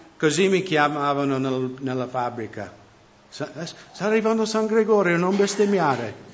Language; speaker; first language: Italian; non-native, fluent; English